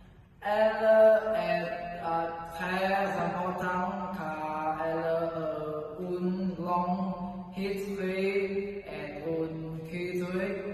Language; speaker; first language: French; non-native, learner; Vietnamese